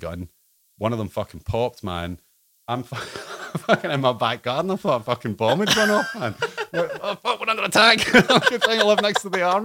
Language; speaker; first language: English; native; English